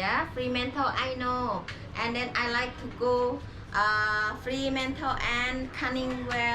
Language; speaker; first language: English; non-native, learner; Thai